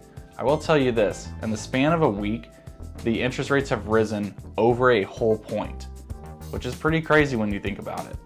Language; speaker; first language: English; native; English